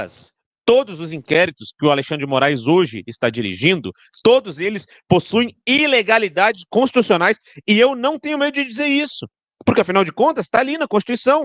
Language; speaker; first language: Portuguese; native; Portuguese